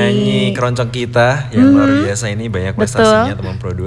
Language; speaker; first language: Indonesian; native; Indonesian